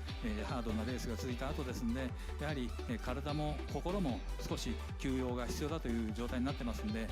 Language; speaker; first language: Japanese; native; Japanese